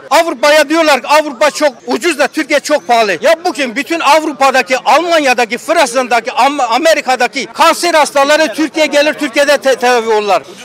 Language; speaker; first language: Turkish; native; Turkish